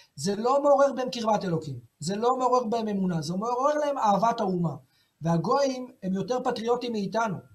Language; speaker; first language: Hebrew; native; Hebrew